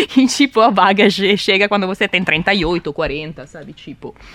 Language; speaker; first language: Portuguese; non-native, fluent; Italian